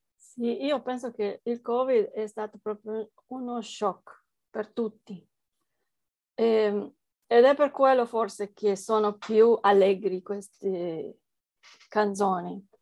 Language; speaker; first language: Italian; non-native, fluent; Spanish